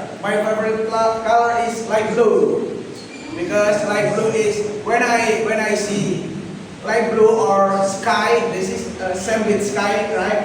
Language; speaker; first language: English; non-native, learner; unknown